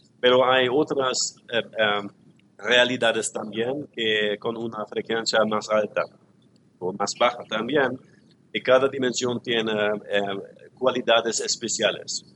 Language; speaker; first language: Spanish; non-native, learner; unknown